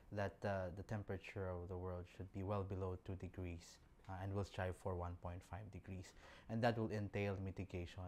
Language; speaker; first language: English; non-native, local second language; Filipino